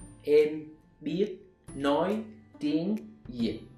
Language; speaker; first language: Vietnamese; non-native, learner; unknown